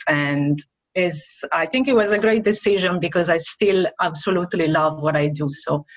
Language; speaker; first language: English; non-native, fluent; Italian